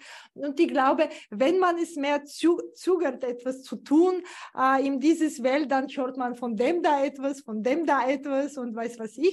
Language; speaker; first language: German; non-native, fluent; Bulgarian